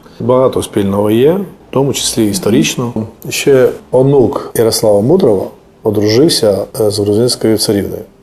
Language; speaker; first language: Ukrainian; non-native, fluent; Georgian